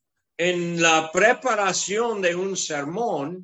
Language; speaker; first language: Spanish; non-native, fluent; English